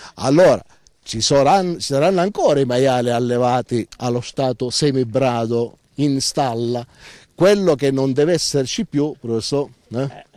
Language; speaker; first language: Italian; native; Italian